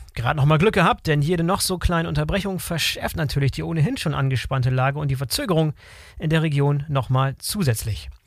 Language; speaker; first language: German; native; German